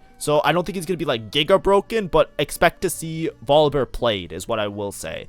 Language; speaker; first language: English; native; English